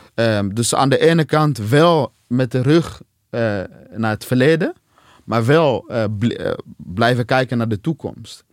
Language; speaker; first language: Dutch; non-native, fluent; Swahili